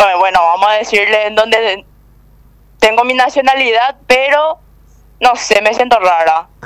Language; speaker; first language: Spanish; early bilingual, other home language; Korean